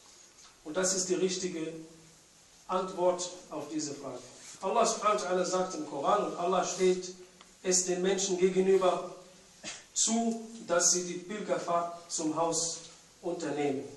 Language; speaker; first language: German; non-native, fluent; Arabic